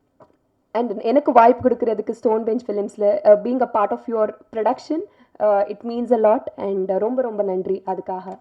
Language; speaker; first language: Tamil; non-native, local second language; Telugu